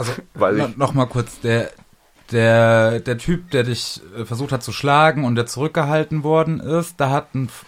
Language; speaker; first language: German; native; German